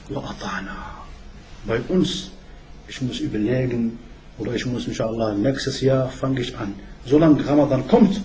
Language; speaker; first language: German; non-native, learner; Arabic